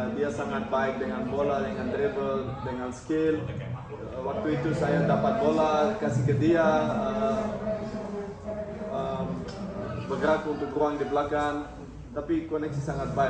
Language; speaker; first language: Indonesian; non-native, fluent; Dutch